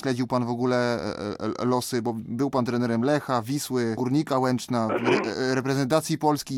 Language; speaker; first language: Polish; native; Polish